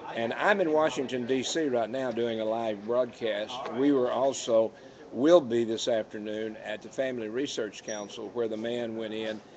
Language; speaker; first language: English; native; English